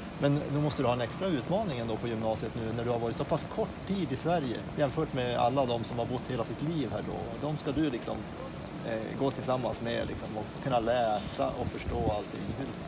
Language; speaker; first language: Swedish; native; Swedish